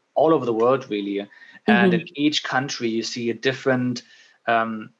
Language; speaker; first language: English; non-native, fluent; German